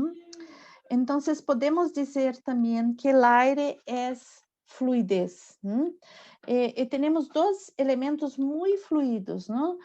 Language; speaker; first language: Spanish; non-native, learner; Portuguese